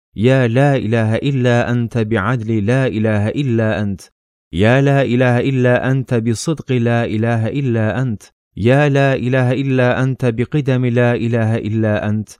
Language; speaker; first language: Arabic; non-native, fluent; Turkish